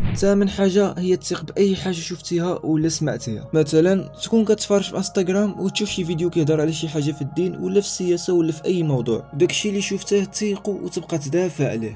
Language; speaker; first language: Arabic; native; Arabic